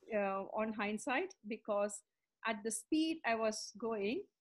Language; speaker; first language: English; non-native, local second language; Tamil